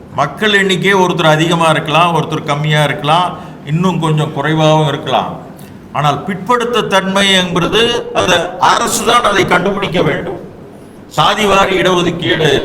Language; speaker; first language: Tamil; native; Tamil